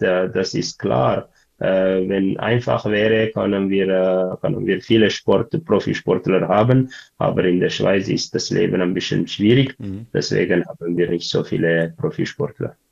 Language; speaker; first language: German; non-native, learner; Tigrinya